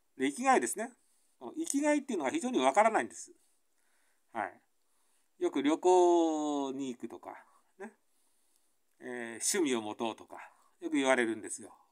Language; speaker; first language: Japanese; native; Japanese